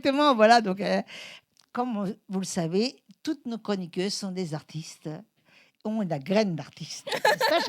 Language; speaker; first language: French; native; French